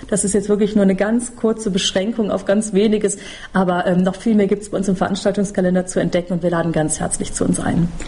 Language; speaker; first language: German; native; German